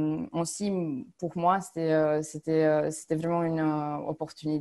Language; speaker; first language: French; non-native, fluent; Romanian